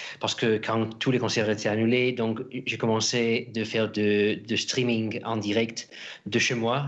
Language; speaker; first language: French; non-native, fluent; Russian